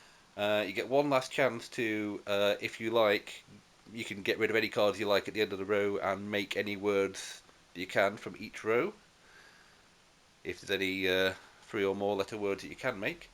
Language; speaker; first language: English; native; English